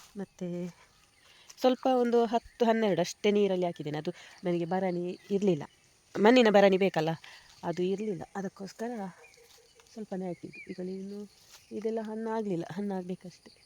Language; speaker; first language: Kannada; non-native, local second language; Tulu